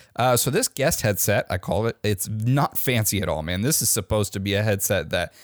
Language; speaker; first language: English; native; English